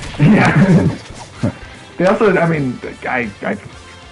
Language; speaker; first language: English; native; English